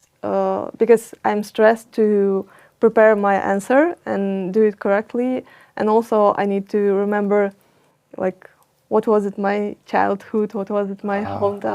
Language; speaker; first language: English; non-native, fluent; Russian